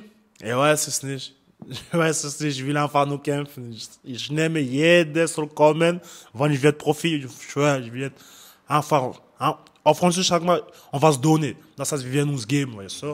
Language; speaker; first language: German; non-native, learner; French